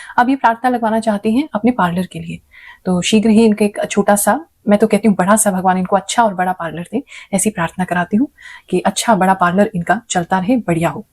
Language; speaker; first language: Hindi; native; Hindi